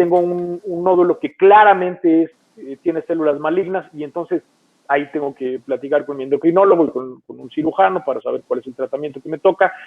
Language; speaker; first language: Spanish; native; Spanish